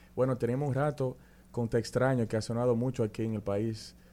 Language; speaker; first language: Spanish; early bilingual, heritage; Spanish